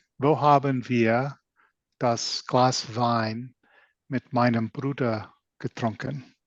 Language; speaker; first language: German; non-native, learner; English